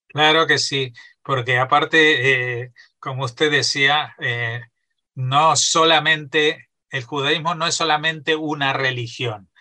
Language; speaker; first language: Spanish; native; Spanish